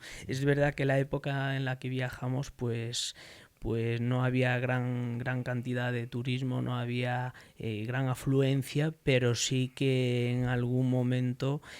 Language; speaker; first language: Spanish; native; Spanish